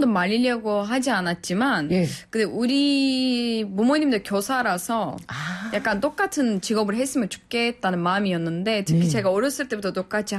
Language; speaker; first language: Korean; non-native, fluent; Turkish